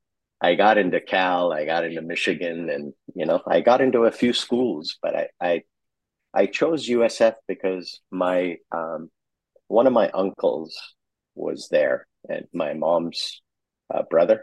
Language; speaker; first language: English; non-native, local second language; Urdu